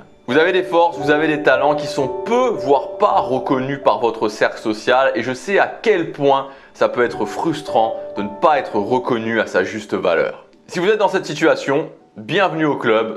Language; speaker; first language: French; native; French